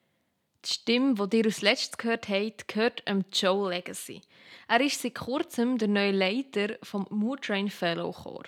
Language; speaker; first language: German; native; German